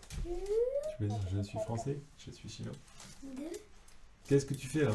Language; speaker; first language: French; native; French